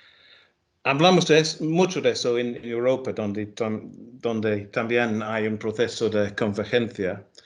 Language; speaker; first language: Spanish; non-native, fluent; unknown